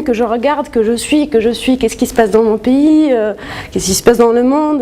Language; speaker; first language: French; non-native, local second language; Arabic